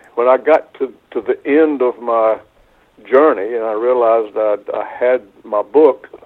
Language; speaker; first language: English; native; English